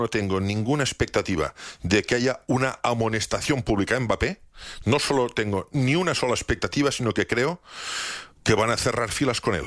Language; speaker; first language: Spanish; native; Spanish